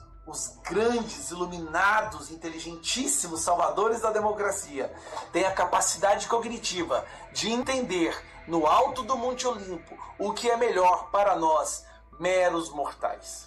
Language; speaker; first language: Portuguese; native; Portuguese